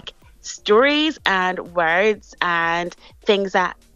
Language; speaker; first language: English; native; English